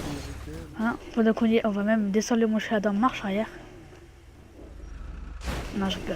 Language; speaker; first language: French; native; French